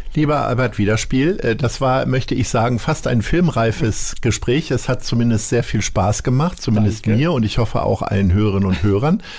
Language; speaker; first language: German; native; German